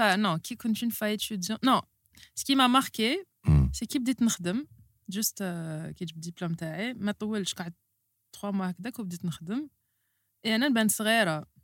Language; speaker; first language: French; non-native, local second language; Arabic